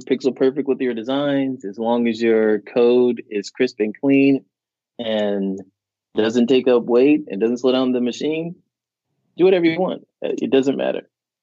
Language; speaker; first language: English; native; English